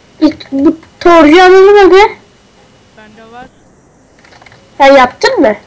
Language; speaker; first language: Turkish; native; Turkish